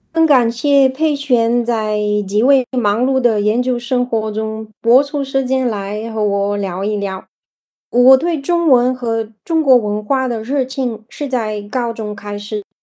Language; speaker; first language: Chinese; non-native, fluent; Bulgarian